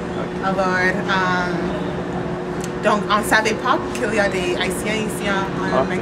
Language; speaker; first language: French; non-native, fluent; English